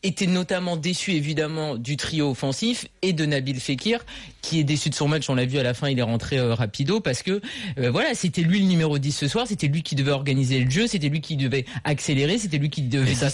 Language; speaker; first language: French; native; French